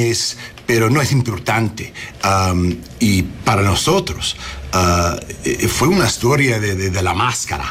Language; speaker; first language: Spanish; early bilingual, heritage; English